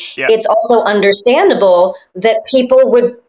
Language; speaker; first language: English; native; English